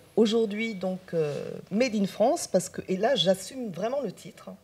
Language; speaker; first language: French; non-native, local second language; Chinese